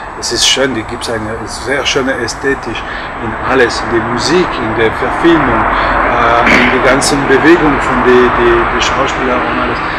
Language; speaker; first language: German; non-native, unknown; French